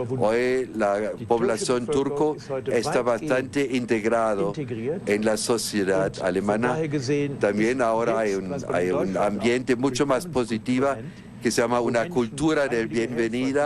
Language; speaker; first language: Spanish; non-native, fluent; German